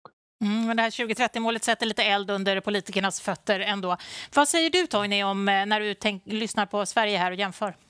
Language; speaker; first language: Swedish; native; Swedish